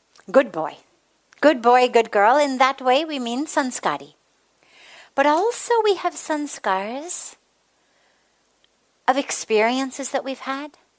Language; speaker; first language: English; native; English